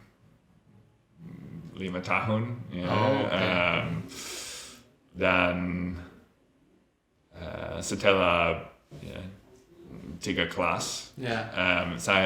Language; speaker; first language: Indonesian; non-native, learner; English